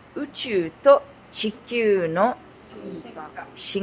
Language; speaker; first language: Japanese; non-native, fluent; English